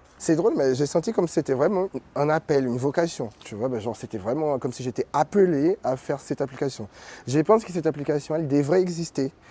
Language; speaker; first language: French; non-native, fluent; Portuguese